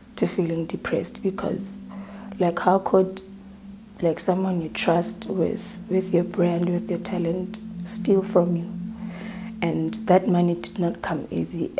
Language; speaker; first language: English; non-native, local second language; Southern Sotho